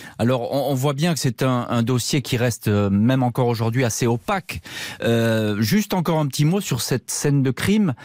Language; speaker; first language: French; native; French